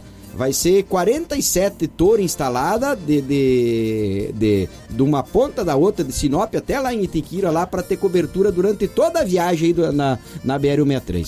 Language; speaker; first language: Portuguese; native; Portuguese